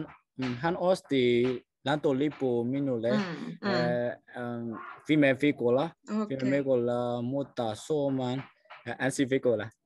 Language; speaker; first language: Finnish; non-native, learner; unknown